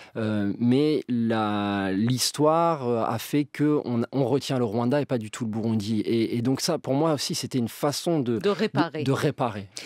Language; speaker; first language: French; native; French